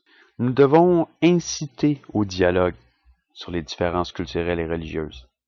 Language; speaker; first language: French; native; French